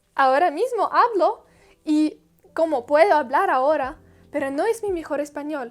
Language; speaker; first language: Spanish; non-native, learner; Russian